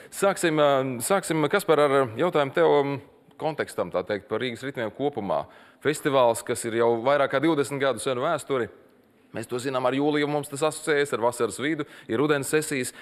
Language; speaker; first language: Latvian; native; Latvian